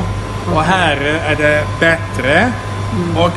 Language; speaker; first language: Swedish; non-native, learner; Italian